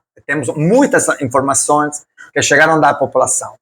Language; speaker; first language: Portuguese; non-native, learner; Italian